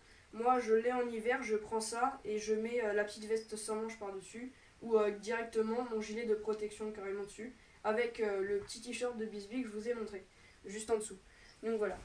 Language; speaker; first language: French; native; French